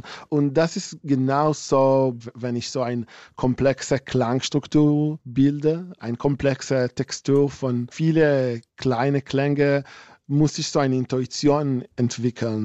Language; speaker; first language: German; non-native, fluent; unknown